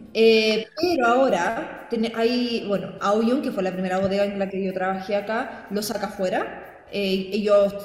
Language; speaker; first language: Spanish; native; Spanish